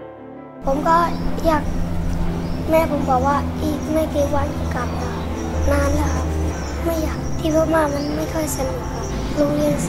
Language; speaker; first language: Thai; early bilingual, other home language; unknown